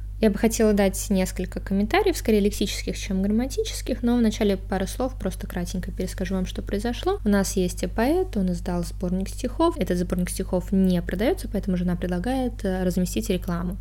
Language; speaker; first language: Russian; native; Russian